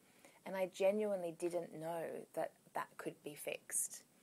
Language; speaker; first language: English; native; English